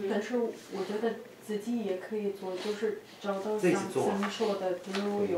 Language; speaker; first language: Chinese; non-native, fluent; Russian